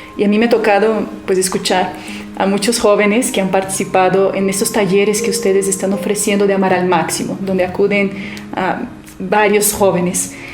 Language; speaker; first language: Spanish; native; Spanish